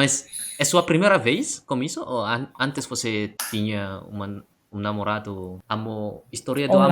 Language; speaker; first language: Portuguese; non-native, learner; Indonesian